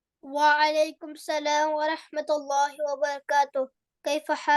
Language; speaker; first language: Arabic; non-native, learner; Urdu